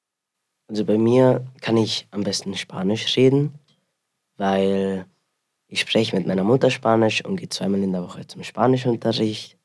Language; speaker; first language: German; early bilingual, other home language; Spanish